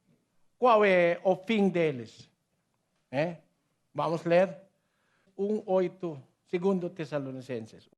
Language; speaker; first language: Portuguese; non-native, learner; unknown